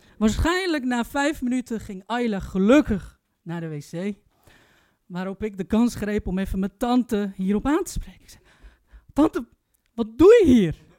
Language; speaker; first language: Dutch; early bilingual, other home language; Turkish